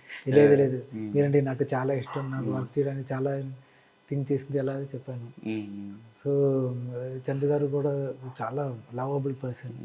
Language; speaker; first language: Telugu; non-native, learner; Malayalam